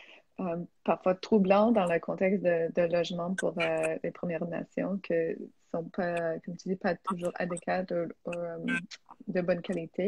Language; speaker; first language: French; non-native, fluent; English